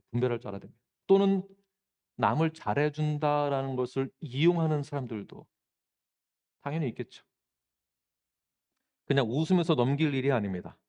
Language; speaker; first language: Korean; native; Korean